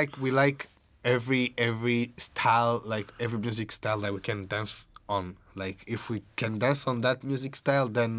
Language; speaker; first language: English; non-native, local second language; Kinyarwanda